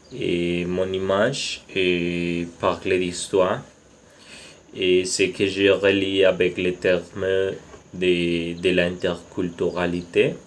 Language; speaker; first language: French; non-native, learner; Spanish